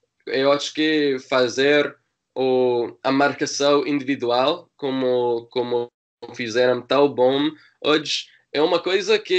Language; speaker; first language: Portuguese; non-native, learner; English